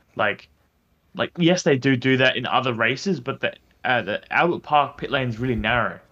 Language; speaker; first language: English; native; English